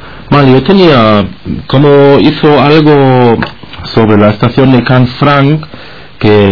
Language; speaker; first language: Spanish; non-native, fluent; German